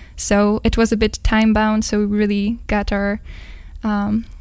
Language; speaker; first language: English; non-native, fluent; Polish